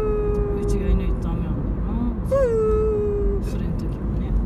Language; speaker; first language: Japanese; native; Japanese